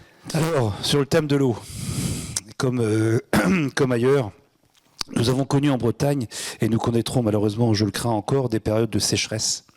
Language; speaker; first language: French; native; French